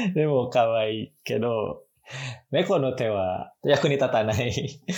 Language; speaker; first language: Japanese; non-native, learner; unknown